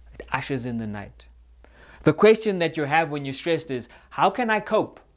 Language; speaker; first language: English; native; English